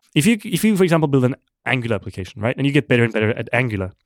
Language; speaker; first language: English; non-native, fluent; German